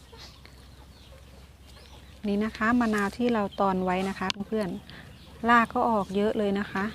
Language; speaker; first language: Thai; native; Thai